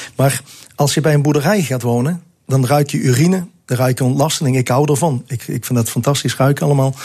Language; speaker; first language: Dutch; native; Dutch